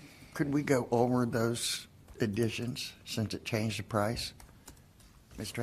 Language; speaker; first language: English; native; English